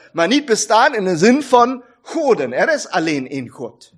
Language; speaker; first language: Dutch; non-native, fluent; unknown